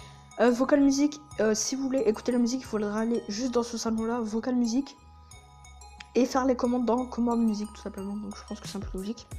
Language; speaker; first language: French; native; French